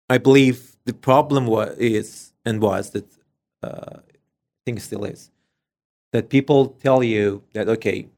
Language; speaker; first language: English; non-native, fluent; Persian